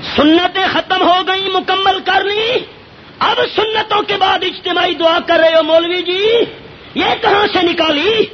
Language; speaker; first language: Urdu; non-native, local second language; Pashto